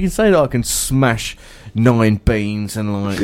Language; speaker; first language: English; native; English